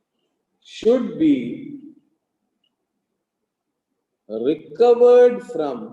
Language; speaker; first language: English; non-native, local second language; Malayalam